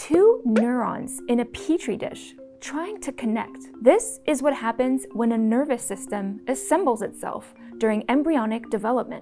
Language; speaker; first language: English; native; English